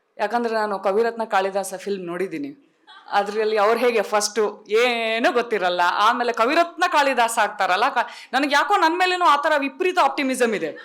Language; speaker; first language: Kannada; non-native, local second language; Tulu